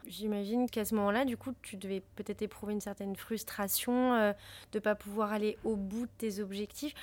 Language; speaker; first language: French; native; French